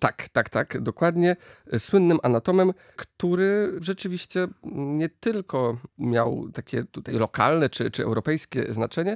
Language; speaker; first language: Polish; native; Polish